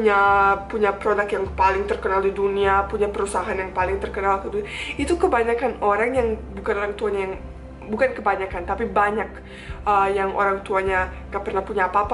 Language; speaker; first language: Indonesian; non-native, fluent; Bosnian